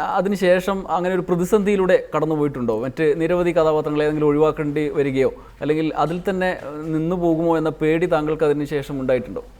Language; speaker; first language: Malayalam; native; Malayalam